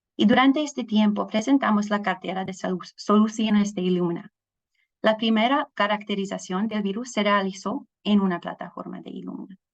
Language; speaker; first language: Spanish; non-native, fluent; English